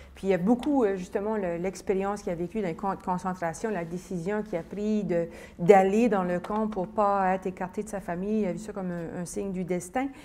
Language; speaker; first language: French; native; French